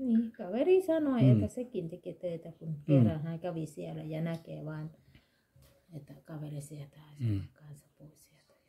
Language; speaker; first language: Finnish; non-native, learner; Thai